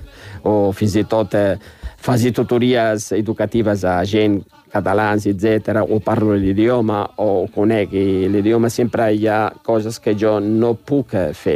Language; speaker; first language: Catalan; non-native, fluent; Riffian